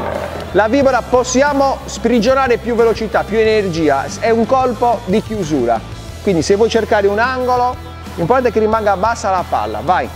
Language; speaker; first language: Italian; native; Italian